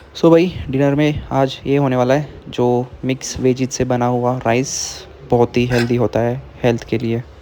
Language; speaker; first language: Hindi; non-native, local second language; Marathi